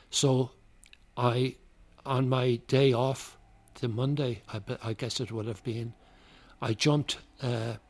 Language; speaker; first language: English; native; English